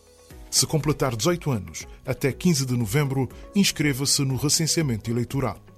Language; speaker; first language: Portuguese; non-native, local second language; Kabuverdianu